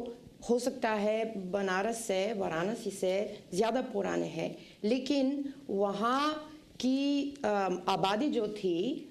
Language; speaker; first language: Hindi; non-native, fluent; Bulgarian